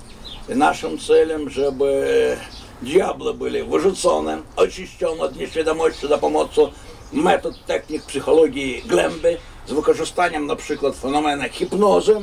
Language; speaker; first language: Polish; non-native, fluent; Russian